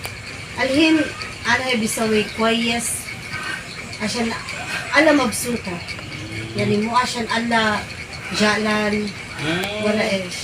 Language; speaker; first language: Arabic; non-native, learner; Filipino